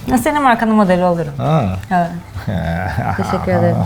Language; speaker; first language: Turkish; early bilingual, heritage; Russian